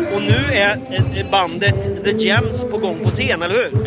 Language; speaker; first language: Swedish; native; Swedish